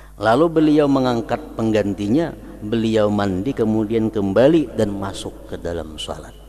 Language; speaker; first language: Indonesian; non-native, local second language; Banjar